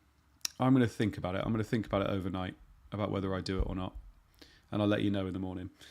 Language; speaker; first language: English; native; English